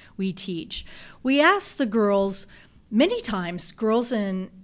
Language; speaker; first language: English; native; English